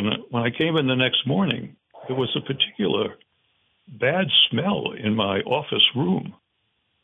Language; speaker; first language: English; native; English